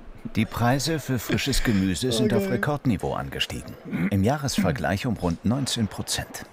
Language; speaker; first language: German; native; German